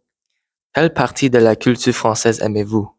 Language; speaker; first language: French; non-native, learner; English